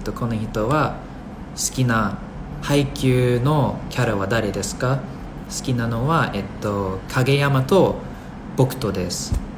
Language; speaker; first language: Japanese; non-native, fluent; English